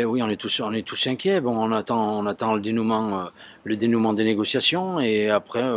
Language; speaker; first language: French; native; French